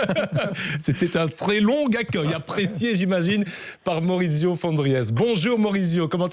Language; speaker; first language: French; native; French